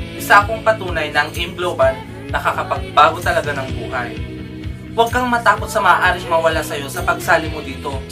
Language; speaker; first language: Filipino; non-native, local second language; Iloko